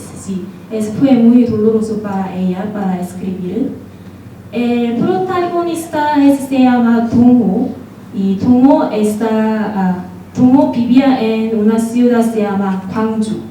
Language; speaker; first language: Spanish; non-native, learner; Korean